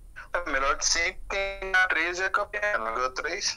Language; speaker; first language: Portuguese; native; Portuguese